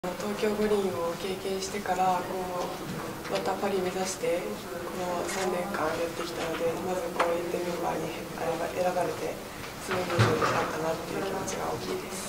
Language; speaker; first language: Japanese; native; Japanese